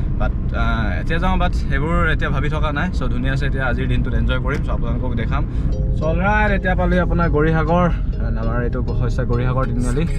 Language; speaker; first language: Assamese; non-native, local second language; Mising